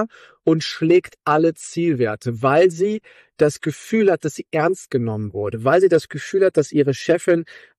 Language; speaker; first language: German; native; German